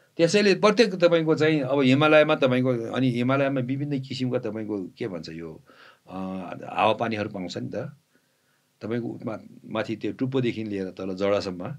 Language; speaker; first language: Nepali; non-native, local second language; Tibetan